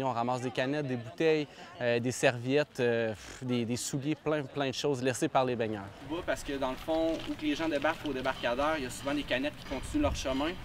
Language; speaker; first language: French; native; French